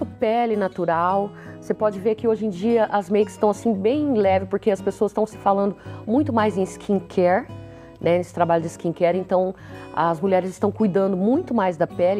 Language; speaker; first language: Portuguese; native; Portuguese